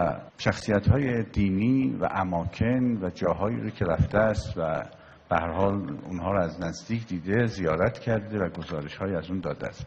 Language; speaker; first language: Persian; native; Persian